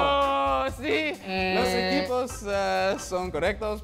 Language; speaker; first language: Spanish; non-native, learner; Dutch